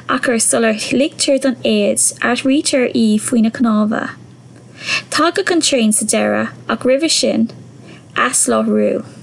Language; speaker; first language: Irish; non-native, local second language; English